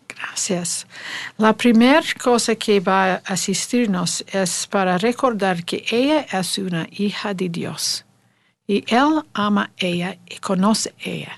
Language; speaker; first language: Spanish; non-native, learner; English